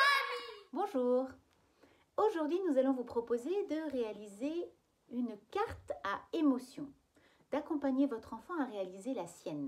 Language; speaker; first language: French; native; French